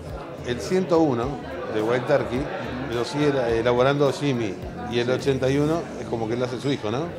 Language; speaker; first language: Spanish; native; Spanish